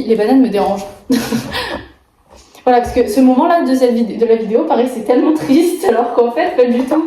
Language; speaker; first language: French; native; French